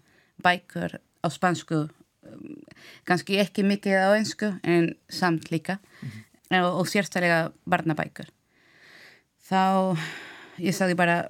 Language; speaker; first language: Icelandic; non-native, learner; Spanish